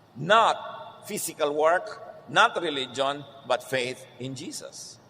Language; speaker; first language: English; non-native, local second language; Filipino